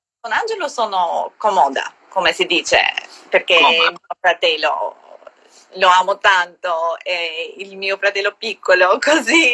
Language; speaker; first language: Italian; non-native, learner; Albanian